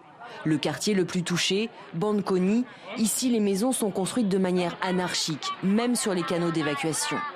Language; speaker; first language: French; native; French